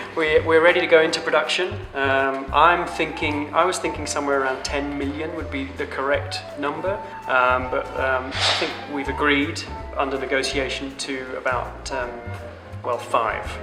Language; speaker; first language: English; native; English